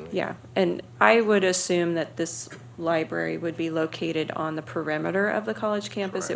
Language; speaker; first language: English; native; English